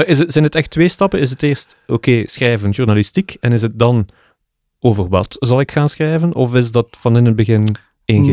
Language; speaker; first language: Dutch; native; Dutch